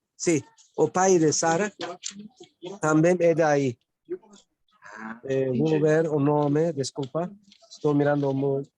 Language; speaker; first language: Portuguese; non-native, learner; Turkish